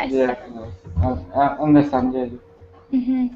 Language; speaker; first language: English; non-native, learner; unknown